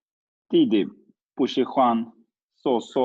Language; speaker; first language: Chinese; non-native, learner; Swedish